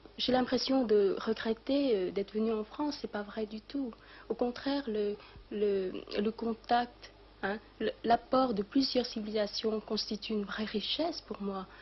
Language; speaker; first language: French; early bilingual, other home language; Vietnamese